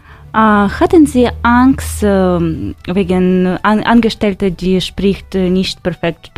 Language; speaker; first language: German; non-native, learner; Ukrainian